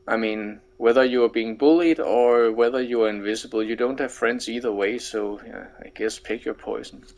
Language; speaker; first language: English; non-native, fluent; Danish